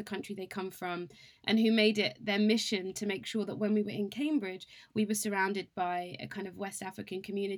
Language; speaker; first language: English; native; English